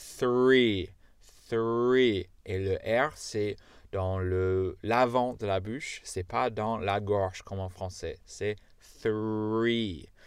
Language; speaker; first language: French; non-native, fluent; English